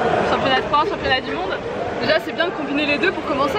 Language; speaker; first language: French; native; French